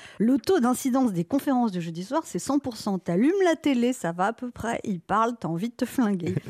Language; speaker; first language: French; native; French